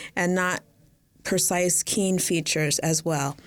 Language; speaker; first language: English; native; English